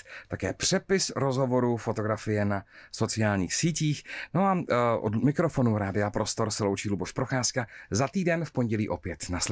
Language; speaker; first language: Czech; native; Czech